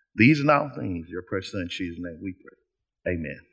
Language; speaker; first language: English; native; English